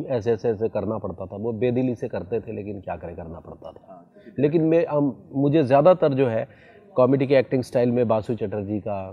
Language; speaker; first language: Hindi; native; Hindi